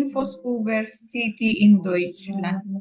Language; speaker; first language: German; non-native, learner; Filipino